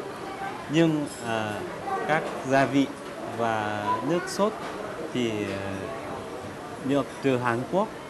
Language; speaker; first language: Vietnamese; non-native, fluent; Korean